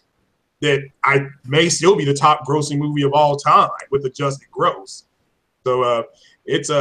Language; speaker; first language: English; native; English